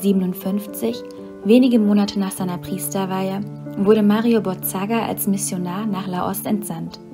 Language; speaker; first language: German; native; German